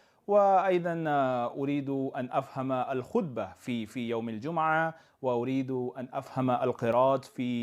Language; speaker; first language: Arabic; non-native, learner; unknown